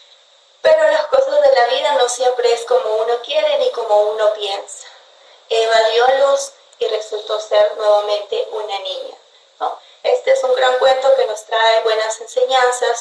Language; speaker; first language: Spanish; native; Spanish